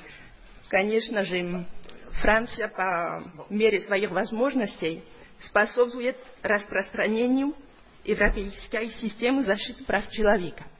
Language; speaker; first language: Russian; non-native, fluent; French